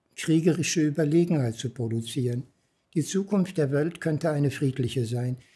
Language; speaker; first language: German; native; German